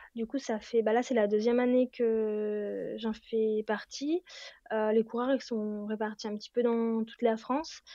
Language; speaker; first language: French; native; French